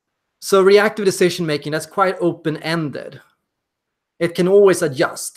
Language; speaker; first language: English; non-native, fluent; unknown